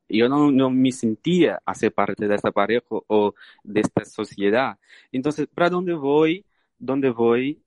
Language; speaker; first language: Spanish; non-native, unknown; Portuguese